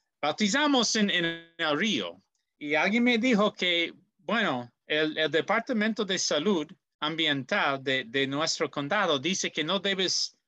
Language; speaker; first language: Spanish; non-native, learner; English